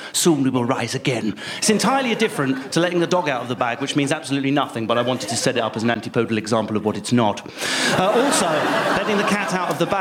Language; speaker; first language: English; native; English